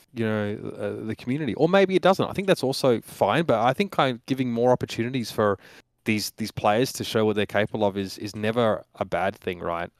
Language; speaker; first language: English; native; English